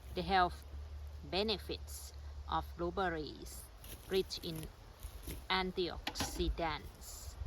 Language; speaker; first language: English; non-native, learner; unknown